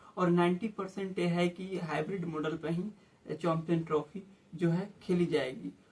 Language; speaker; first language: Hindi; native; Hindi